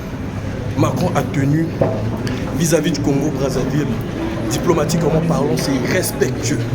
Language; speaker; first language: French; non-native, local second language; Lingala